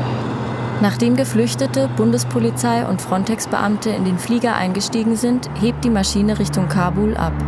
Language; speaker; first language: German; native; German